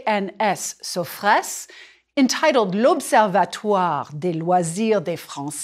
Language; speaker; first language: French; non-native, fluent; English